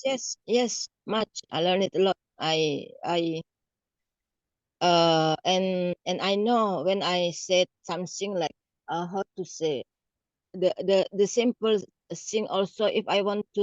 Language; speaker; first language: English; non-native, learner; Indonesian